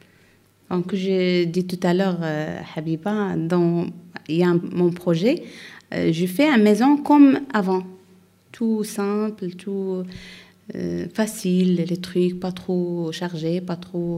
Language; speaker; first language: French; non-native, learner; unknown